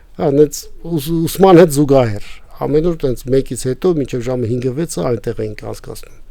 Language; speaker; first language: Armenian; native; Armenian